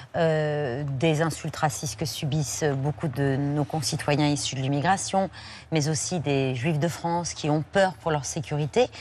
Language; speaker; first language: French; native; French